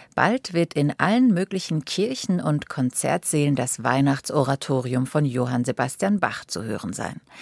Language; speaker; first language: German; native; German